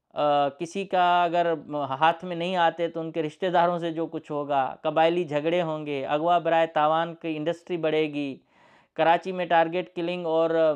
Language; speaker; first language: Urdu; non-native, local second language; Sindhi